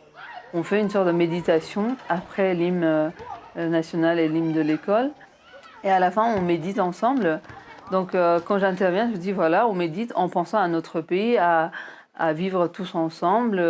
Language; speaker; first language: French; non-native, fluent; Nepali